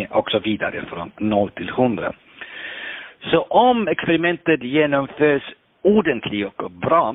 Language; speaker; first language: Swedish; non-native, fluent; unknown